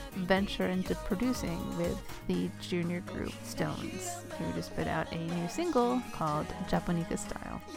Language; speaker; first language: English; native; English